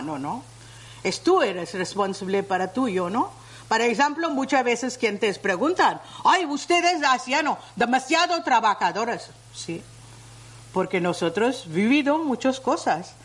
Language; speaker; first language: Spanish; non-native, learner; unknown